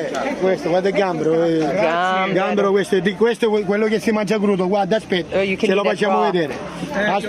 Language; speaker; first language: Italian; native; Italian